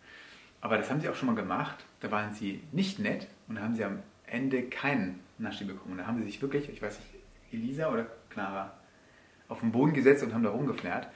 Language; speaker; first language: German; native; German